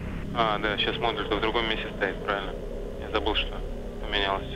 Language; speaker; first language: Russian; native; Russian